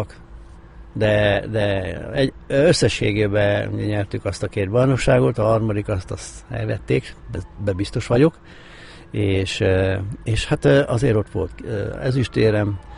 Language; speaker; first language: Hungarian; native; Hungarian